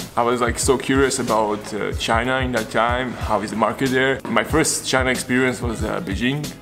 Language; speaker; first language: English; non-native, fluent; Serbian